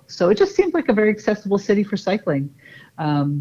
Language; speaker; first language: English; native; English